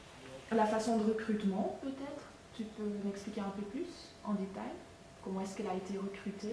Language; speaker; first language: French; non-native, fluent; Dutch